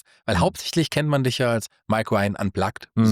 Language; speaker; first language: German; native; German